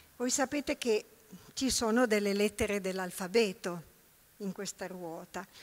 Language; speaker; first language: Italian; native; Italian